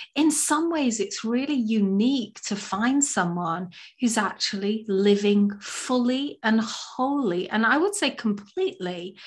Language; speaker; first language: English; native; English